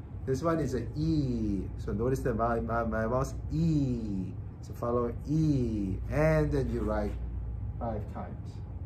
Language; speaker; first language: English; non-native, fluent; Korean